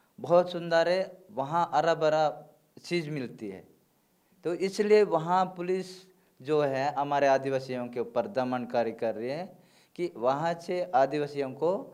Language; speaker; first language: Hindi; non-native, local second language; Gondi